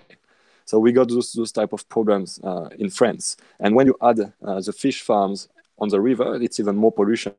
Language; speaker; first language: English; non-native, fluent; French